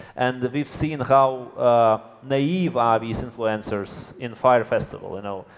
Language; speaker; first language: English; non-native, fluent; Lithuanian